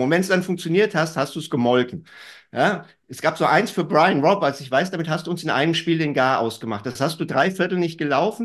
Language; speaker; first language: German; native; German